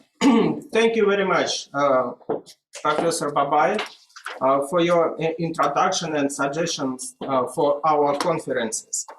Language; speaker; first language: English; non-native, fluent; Russian